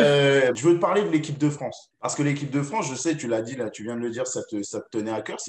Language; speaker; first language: French; native; French